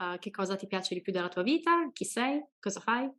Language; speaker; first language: Italian; native; Italian